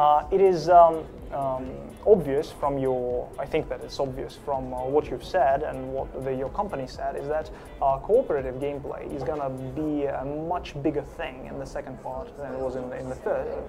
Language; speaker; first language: English; non-native, fluent; Russian